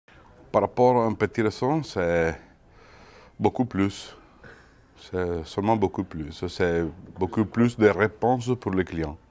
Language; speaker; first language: French; non-native, fluent; Italian